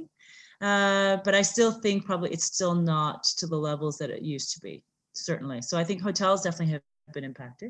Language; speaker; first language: English; native; English